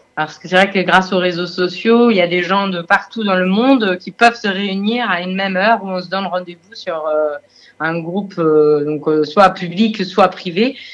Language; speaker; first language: French; non-native, fluent; German